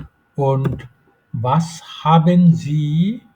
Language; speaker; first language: German; non-native, fluent; Bangla